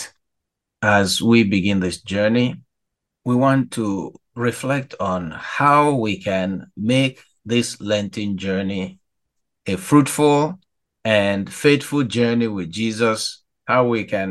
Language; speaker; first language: English; non-native, local second language; Igbo